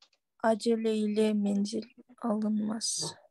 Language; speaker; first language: Turkish; non-native, learner; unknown